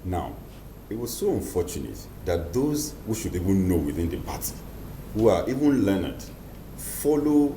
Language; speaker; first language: English; non-native, local second language; Yoruba